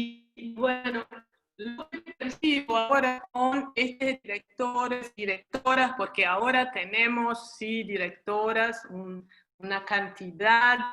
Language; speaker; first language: Spanish; non-native, fluent; Portuguese